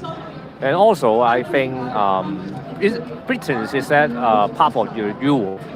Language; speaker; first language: English; non-native, learner; Cantonese